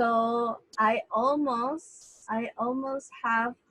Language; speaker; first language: English; non-native, learner; Spanish